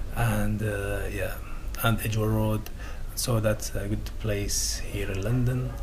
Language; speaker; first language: English; non-native, learner; Arabic